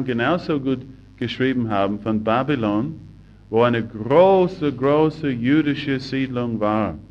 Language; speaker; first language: German; non-native, fluent; English